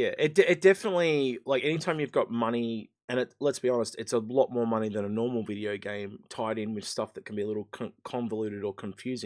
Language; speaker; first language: English; native; English